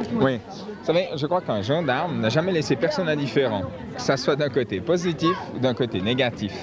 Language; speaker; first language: French; native; French